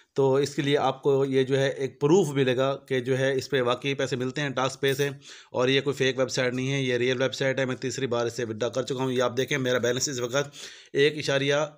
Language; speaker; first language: Urdu; non-native, local second language; Punjabi